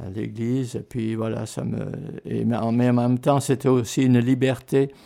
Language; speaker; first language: French; native; French